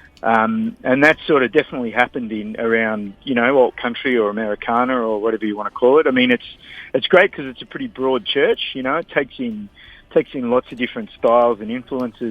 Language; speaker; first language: English; native; English